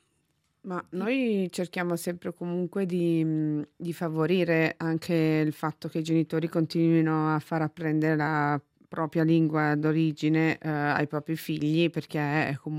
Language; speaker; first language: Italian; native; Italian